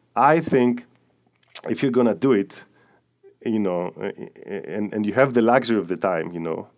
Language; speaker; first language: English; non-native, fluent; Greek